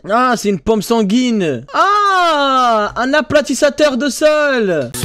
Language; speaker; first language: French; early bilingual, other home language; Arabic